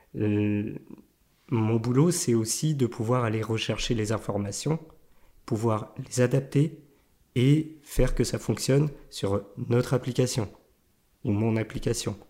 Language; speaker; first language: French; native; French